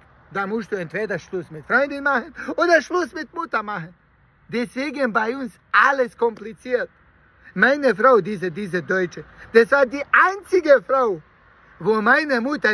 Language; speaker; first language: German; non-native, learner; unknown